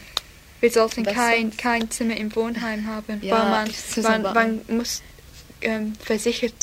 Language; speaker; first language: German; non-native, learner; English